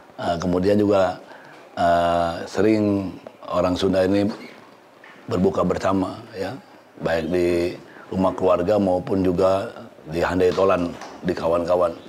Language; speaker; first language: Indonesian; native; Indonesian